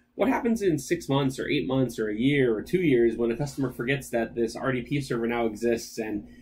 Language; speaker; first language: English; native; English